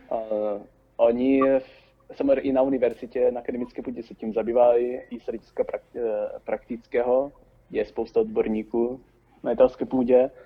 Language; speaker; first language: Czech; non-native, fluent; Italian